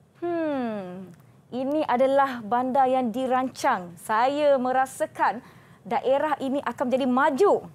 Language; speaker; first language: Malay; native; Malay